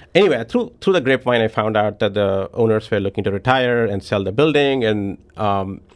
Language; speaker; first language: English; non-native, local second language; Hindi